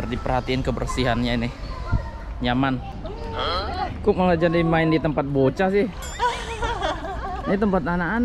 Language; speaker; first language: Indonesian; native; Indonesian